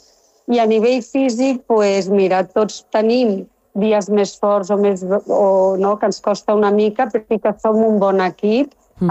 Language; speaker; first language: Catalan; non-native, local second language; Spanish